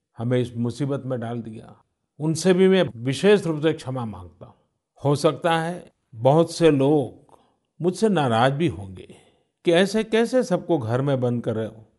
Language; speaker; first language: Hindi; non-native, local second language; Gujarati